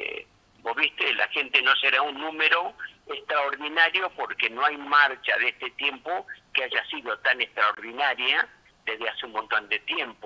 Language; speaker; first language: Spanish; native; Spanish